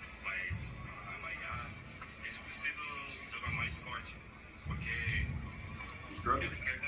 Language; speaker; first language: Portuguese; non-native, learner; English